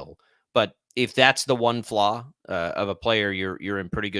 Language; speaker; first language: English; native; English